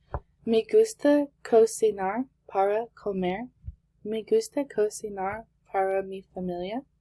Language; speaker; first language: Spanish; non-native, learner; English